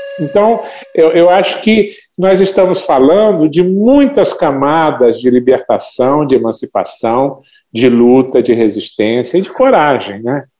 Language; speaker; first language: Portuguese; native; Portuguese